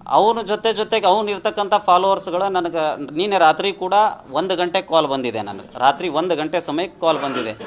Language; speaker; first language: Kannada; non-native, local second language; Lambadi